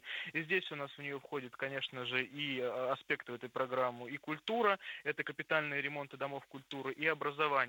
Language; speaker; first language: Russian; native; Russian